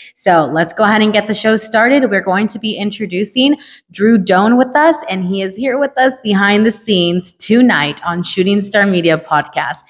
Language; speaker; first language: English; early bilingual, other home language; Spanish